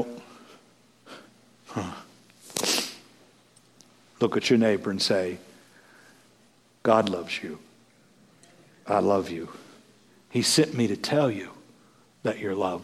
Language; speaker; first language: English; native; English